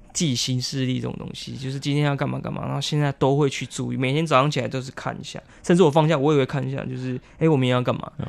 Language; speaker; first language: Chinese; non-native, local second language; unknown